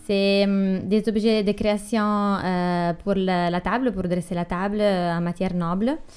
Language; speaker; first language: French; non-native, fluent; Italian